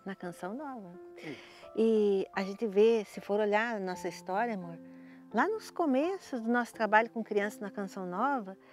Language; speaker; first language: Portuguese; native; Portuguese